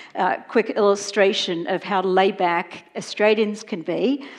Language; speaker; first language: English; native; English